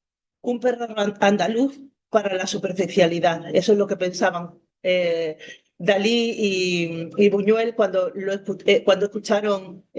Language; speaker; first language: Spanish; native; Spanish